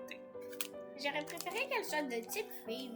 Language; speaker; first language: French; native; French